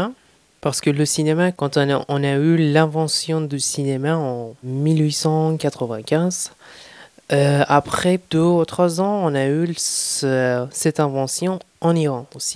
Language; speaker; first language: French; non-native, fluent; Persian